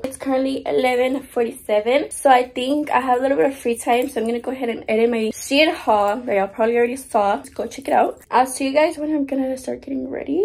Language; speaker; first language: English; early bilingual, other home language; Spanish